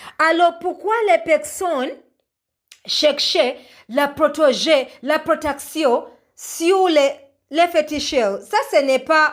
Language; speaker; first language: French; non-native, learner; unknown